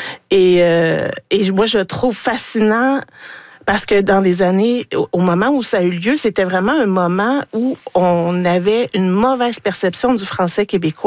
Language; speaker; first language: French; native; French